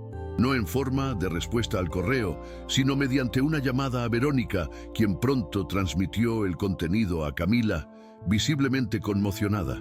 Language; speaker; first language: Spanish; native; Spanish